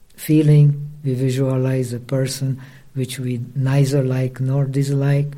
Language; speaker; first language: English; non-native, fluent; Czech